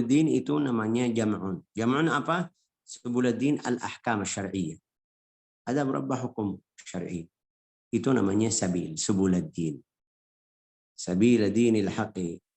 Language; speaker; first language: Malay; non-native, fluent; Arabic